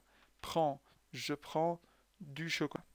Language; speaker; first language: French; non-native, fluent; Persian